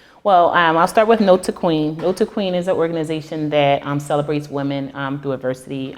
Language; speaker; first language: English; native; English